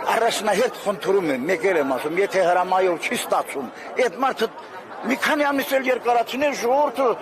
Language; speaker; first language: Armenian; native; Armenian